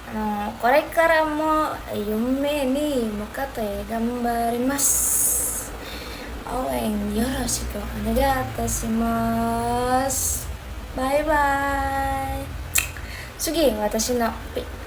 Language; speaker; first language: Japanese; non-native, learner; Indonesian